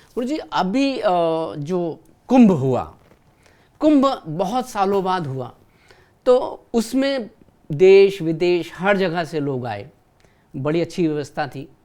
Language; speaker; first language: Hindi; native; Hindi